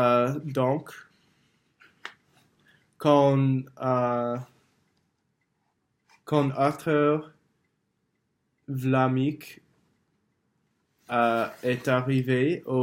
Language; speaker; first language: French; non-native, learner; English